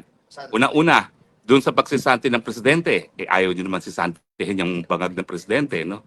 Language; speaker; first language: Filipino; native; Filipino